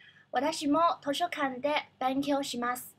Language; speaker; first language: Japanese; non-native, learner; Cantonese